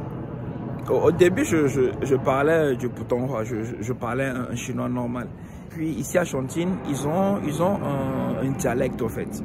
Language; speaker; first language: French; non-native, local second language; Ewe